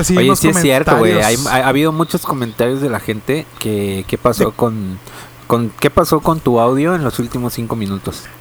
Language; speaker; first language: Spanish; native; Spanish